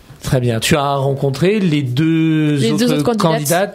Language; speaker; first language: French; native; French